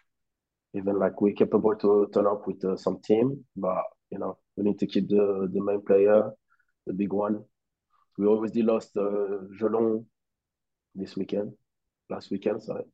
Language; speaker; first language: English; non-native, learner; French